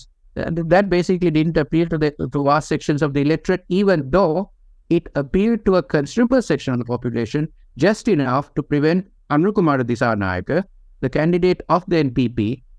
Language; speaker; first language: English; non-native, local second language; Sinhala